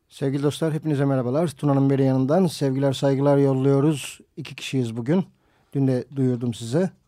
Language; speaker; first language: Turkish; native; Turkish